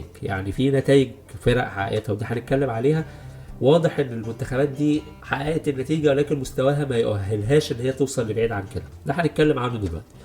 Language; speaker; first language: Arabic; native; Arabic